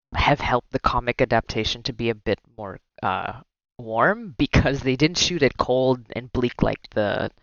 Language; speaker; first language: English; non-native, local second language; Filipino